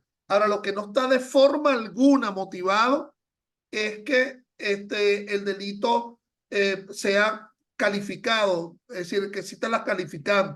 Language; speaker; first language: Spanish; native; Spanish